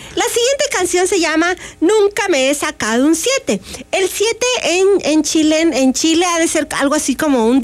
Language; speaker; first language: Spanish; native; Spanish